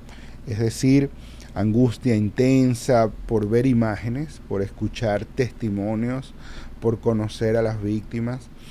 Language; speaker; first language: Spanish; native; Spanish